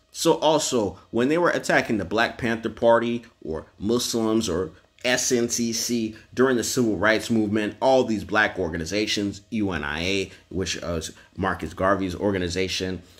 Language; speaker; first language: English; native; English